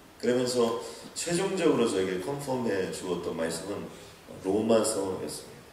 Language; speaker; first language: Korean; native; Korean